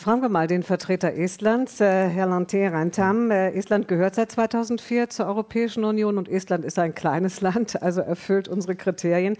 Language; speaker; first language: German; native; German